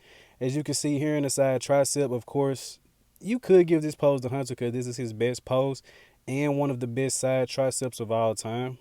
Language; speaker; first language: English; native; English